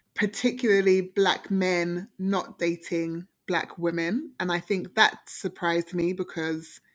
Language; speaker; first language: English; native; English